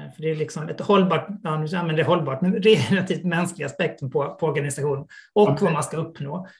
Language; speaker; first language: Swedish; native; Swedish